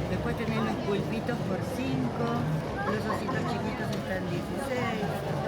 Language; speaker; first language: Spanish; native; Spanish